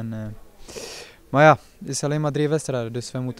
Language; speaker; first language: Dutch; non-native, fluent; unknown